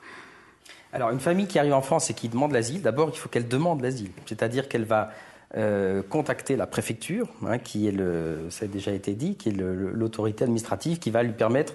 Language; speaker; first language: French; native; French